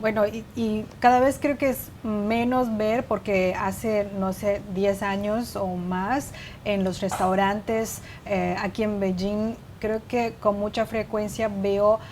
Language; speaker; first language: Spanish; non-native, fluent; Chinese